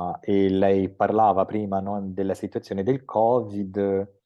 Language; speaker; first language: Italian; non-native, fluent; Portuguese